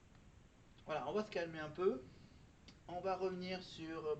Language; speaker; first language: French; native; French